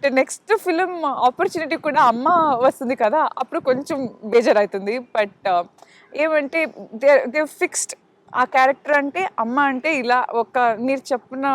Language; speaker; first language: Telugu; non-native, local second language; Kannada